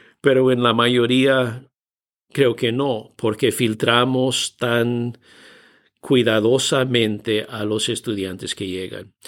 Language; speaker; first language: Spanish; non-native, fluent; English